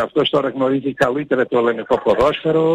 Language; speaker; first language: Greek; non-native, learner; Portuguese